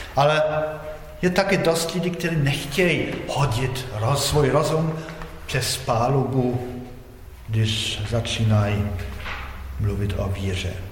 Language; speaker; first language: Czech; non-native, fluent; Polish